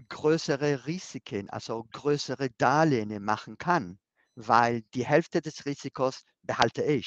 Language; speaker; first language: German; non-native, fluent; Spanish